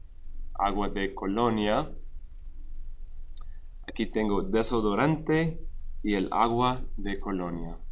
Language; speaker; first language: Spanish; non-native, fluent; English